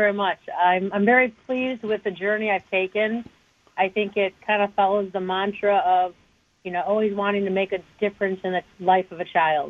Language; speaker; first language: English; native; English